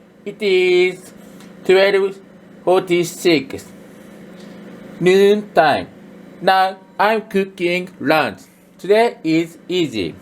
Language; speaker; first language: English; non-native, learner; Japanese